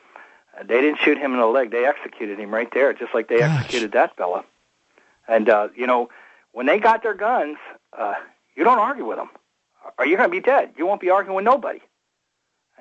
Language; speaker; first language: English; native; English